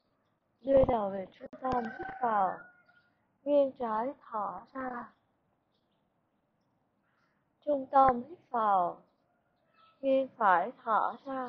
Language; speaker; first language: Vietnamese; native; Vietnamese